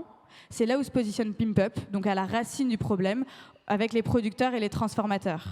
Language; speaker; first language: French; native; French